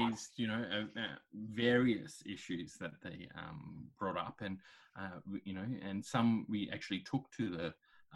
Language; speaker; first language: English; native; English